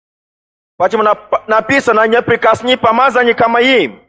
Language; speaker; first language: Russian; non-native, fluent; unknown